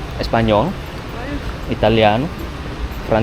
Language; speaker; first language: Portuguese; non-native, learner; Indonesian